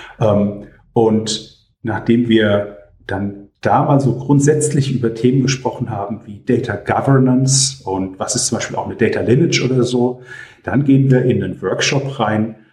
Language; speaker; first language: German; native; German